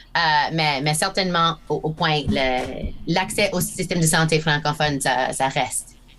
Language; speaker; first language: French; non-native, local second language; English